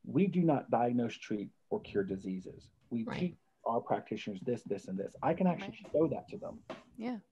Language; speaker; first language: English; native; English